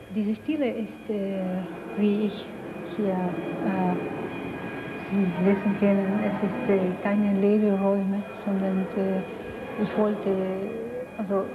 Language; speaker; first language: German; non-native, fluent; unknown